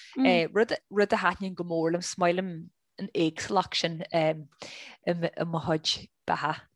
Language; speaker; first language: Irish; native; Irish